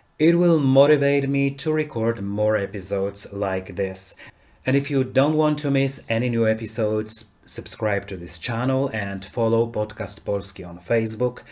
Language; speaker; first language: English; non-native, fluent; Polish